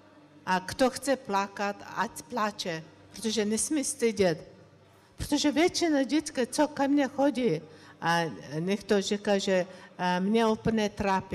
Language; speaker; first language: Czech; non-native, learner; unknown